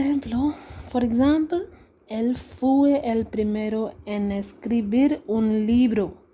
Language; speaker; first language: Spanish; non-native, learner; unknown